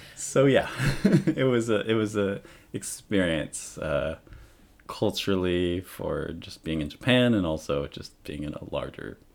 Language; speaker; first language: English; native; English